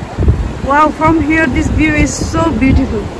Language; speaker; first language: English; non-native, local second language; Bangla